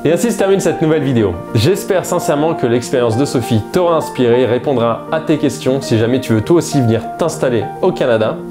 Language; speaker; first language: French; native; French